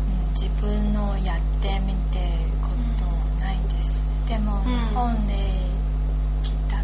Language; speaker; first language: Japanese; non-native, learner; Chinese